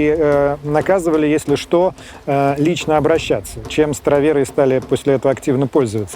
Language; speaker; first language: Russian; native; Russian